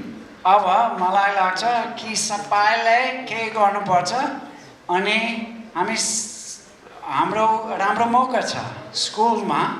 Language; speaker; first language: Nepali; non-native, fluent; English